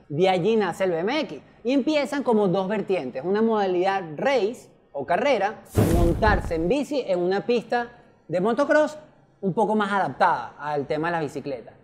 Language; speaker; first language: Spanish; native; Spanish